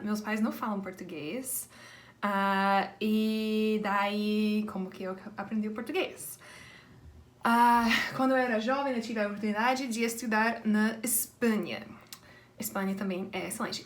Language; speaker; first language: Portuguese; non-native, fluent; English